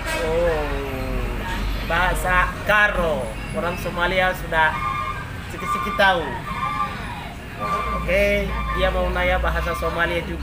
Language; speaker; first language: Indonesian; non-native, fluent; Somali